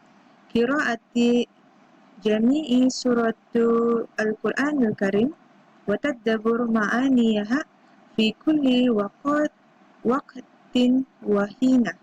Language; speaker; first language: Arabic; non-native, learner; Malay